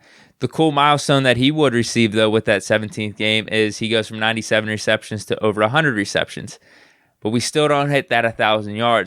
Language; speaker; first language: English; native; English